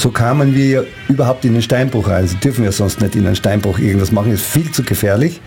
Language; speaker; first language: German; native; German